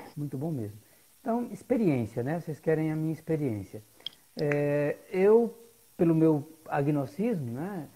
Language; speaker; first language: Portuguese; native; Portuguese